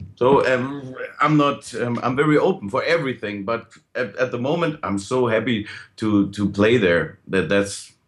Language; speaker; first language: English; non-native, fluent; German